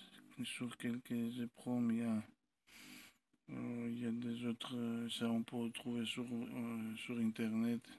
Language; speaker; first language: French; non-native, learner; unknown